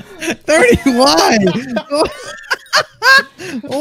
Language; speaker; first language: English; native; English